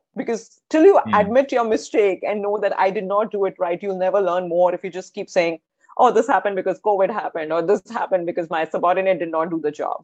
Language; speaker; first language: English; non-native, local second language; Hindi